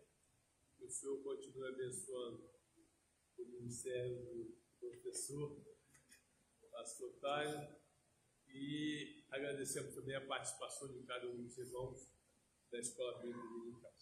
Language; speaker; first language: Portuguese; native; Portuguese